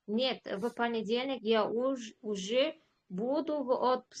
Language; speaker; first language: Russian; non-native, learner; Uzbek